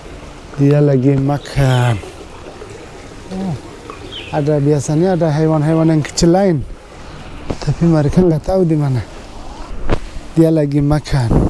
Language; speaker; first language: Indonesian; non-native, fluent; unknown